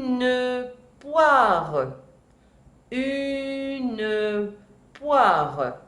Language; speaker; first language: French; non-native, fluent; Spanish